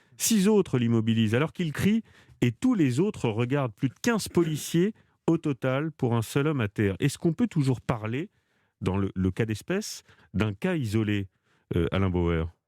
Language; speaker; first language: French; native; French